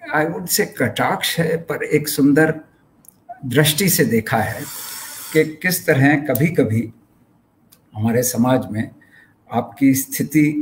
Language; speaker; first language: Hindi; native; Hindi